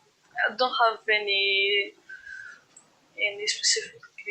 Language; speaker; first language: English; non-native, fluent; Greek